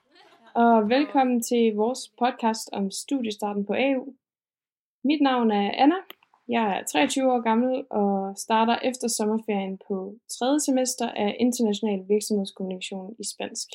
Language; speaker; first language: Danish; native; Danish